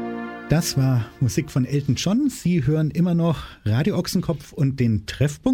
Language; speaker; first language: German; native; German